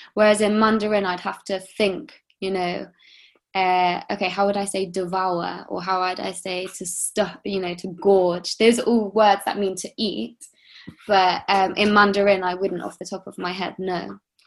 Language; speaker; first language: English; native; English